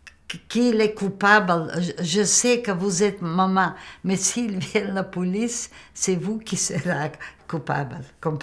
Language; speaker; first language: French; non-native, local second language; Macedonian